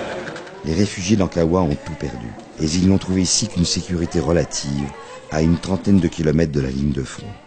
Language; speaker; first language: French; native; French